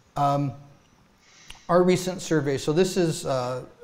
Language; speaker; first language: English; native; English